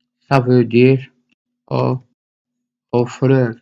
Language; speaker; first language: French; non-native, fluent; Arabic